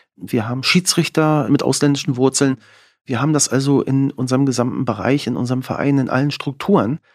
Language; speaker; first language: German; native; German